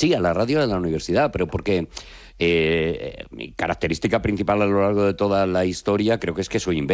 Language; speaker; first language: Spanish; native; Spanish